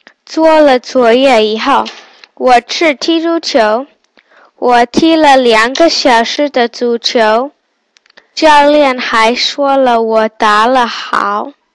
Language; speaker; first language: Chinese; non-native, learner; English